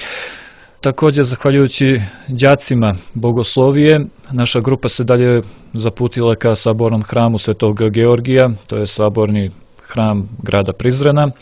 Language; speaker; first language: Croatian; native; Croatian